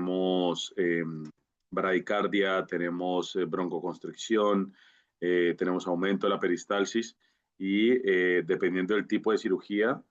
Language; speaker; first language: Spanish; native; Spanish